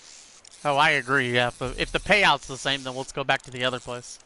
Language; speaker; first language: English; native; English